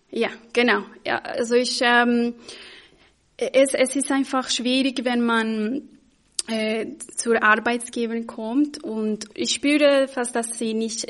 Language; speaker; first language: German; non-native, fluent; Spanish